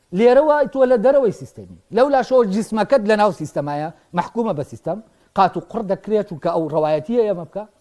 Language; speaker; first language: Central Kurdish; native; Central Kurdish